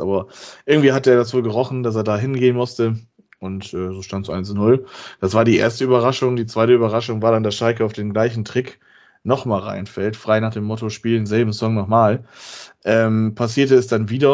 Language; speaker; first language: German; native; German